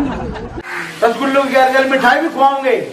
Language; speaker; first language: Hindi; native; Hindi